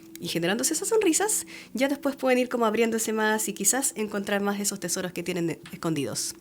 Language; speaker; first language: Spanish; early bilingual, other home language; Japanese